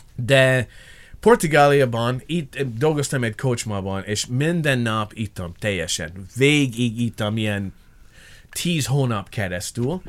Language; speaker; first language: Hungarian; non-native, learner; English